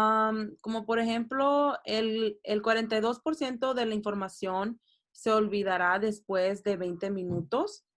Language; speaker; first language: Spanish; early bilingual, heritage; Spanish